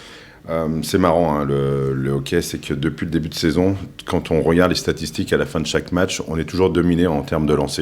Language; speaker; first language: French; native; French